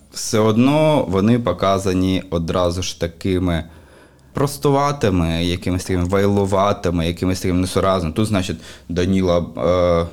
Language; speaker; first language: Ukrainian; native; Ukrainian